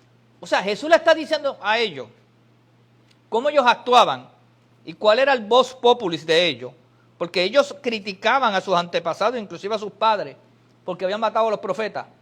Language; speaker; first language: Spanish; native; Spanish